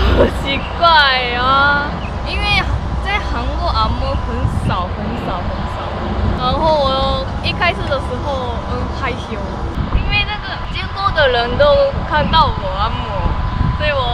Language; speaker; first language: Chinese; non-native, learner; Korean